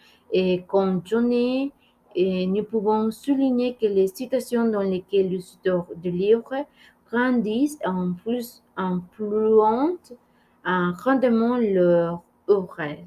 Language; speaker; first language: French; non-native, learner; Spanish